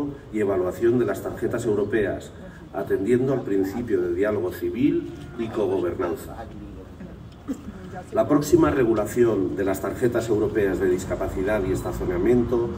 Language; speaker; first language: Spanish; native; Spanish